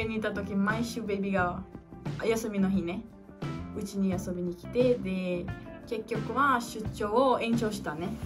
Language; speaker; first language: Japanese; non-native, learner; Portuguese